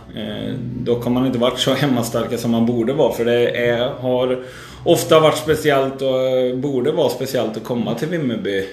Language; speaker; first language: Swedish; native; Swedish